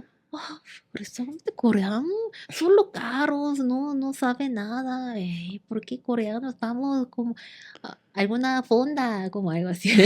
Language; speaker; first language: Spanish; non-native, learner; Korean